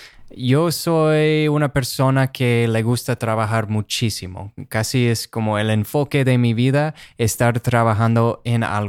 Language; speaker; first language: Spanish; non-native, fluent; English